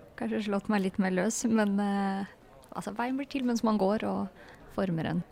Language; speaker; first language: Norwegian; native; Norwegian